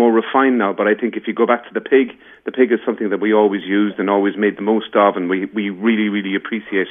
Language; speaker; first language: English; native; English